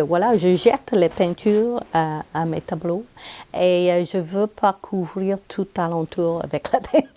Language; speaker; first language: French; non-native, local second language; English